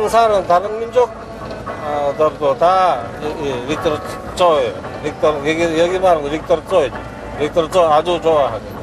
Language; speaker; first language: Korean; early bilingual, heritage; Korean